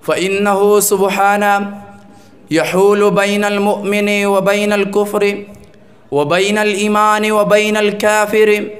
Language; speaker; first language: Arabic; non-native, fluent; Urdu